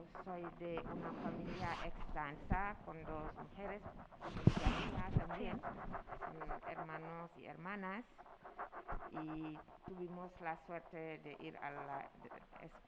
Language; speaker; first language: Spanish; non-native, fluent; Wolof